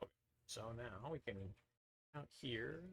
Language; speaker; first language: English; native; English